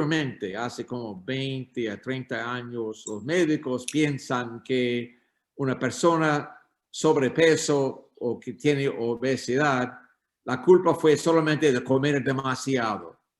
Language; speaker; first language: Spanish; non-native, learner; English